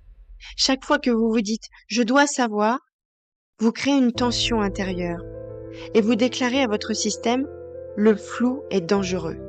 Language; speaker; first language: French; native; French